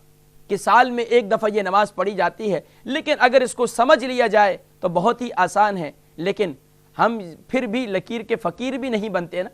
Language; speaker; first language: Urdu; native; Urdu